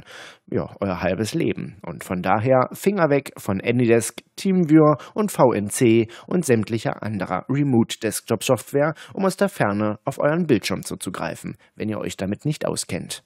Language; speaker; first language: German; native; German